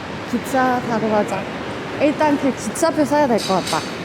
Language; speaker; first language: Korean; native; Korean